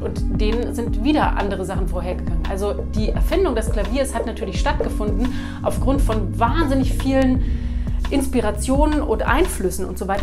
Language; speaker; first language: German; native; German